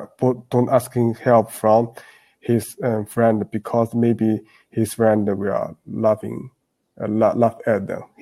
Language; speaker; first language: English; non-native, learner; Chinese